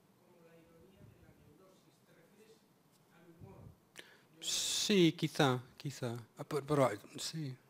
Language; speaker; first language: Spanish; non-native, fluent; English